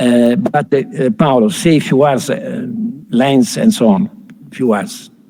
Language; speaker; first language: English; non-native, fluent; Italian